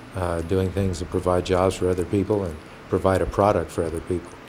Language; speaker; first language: English; native; English